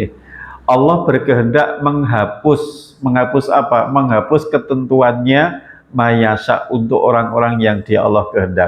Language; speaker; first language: Indonesian; non-native, local second language; Javanese